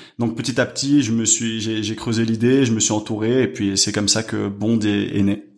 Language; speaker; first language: French; native; French